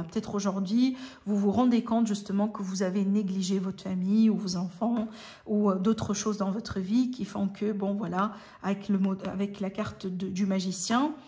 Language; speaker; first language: French; native; French